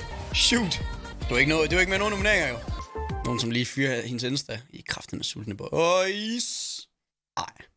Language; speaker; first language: Danish; native; Danish